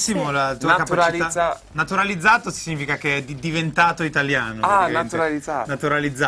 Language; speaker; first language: Italian; native; Italian